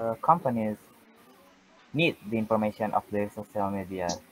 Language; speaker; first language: English; non-native, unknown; Indonesian